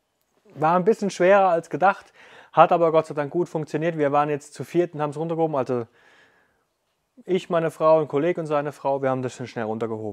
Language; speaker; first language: German; native; German